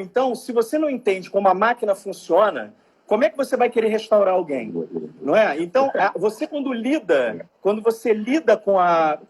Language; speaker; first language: Portuguese; native; Portuguese